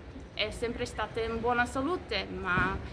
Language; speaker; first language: Italian; non-native, fluent; English